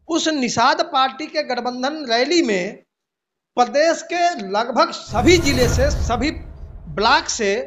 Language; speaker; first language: Hindi; native; Hindi